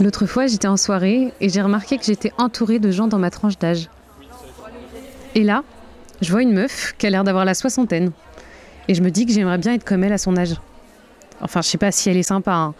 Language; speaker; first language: French; native; French